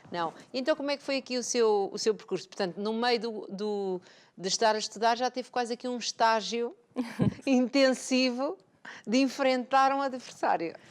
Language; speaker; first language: Portuguese; native; Portuguese